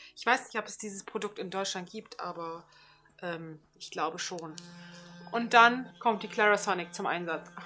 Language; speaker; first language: German; early bilingual, other home language; Turkish